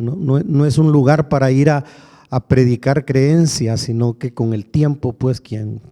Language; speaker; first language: Spanish; native; Spanish